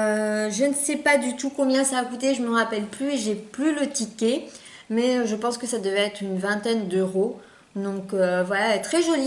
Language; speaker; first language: French; native; French